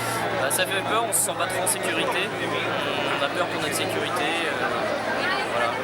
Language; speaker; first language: French; native; French